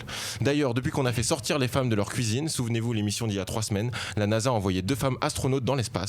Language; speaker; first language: French; native; French